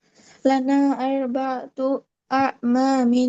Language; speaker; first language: Arabic; non-native, learner; Bangla